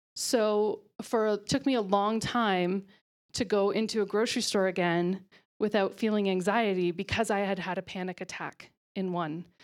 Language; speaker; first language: English; native; English